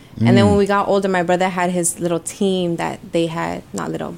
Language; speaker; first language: English; early bilingual, other home language; Spanish